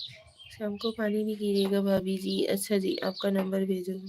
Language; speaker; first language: Hindi; native; Hindi